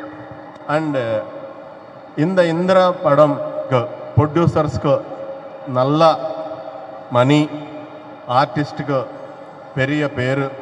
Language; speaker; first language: Tamil; non-native, learner; Telugu